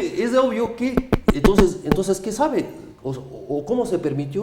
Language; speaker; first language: Spanish; native; Spanish